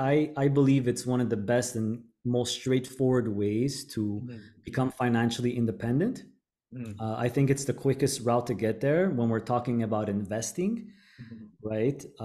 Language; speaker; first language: English; native; English